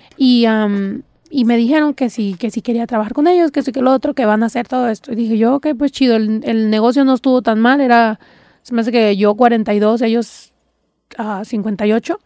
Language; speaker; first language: Spanish; early bilingual, heritage; Spanish